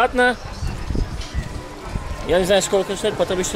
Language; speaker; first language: Russian; non-native, learner; Turkish